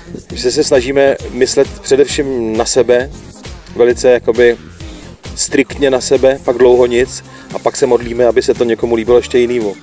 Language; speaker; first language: Czech; native; Czech